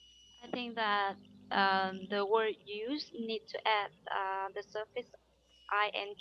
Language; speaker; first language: English; non-native, learner; Vietnamese